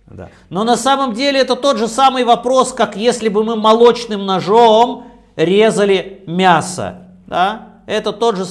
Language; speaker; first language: Russian; native; Russian